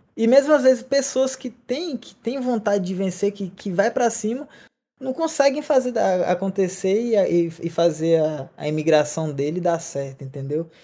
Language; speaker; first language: Portuguese; native; Portuguese